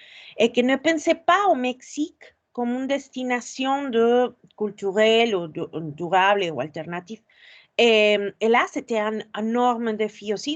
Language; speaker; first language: French; non-native, fluent; Spanish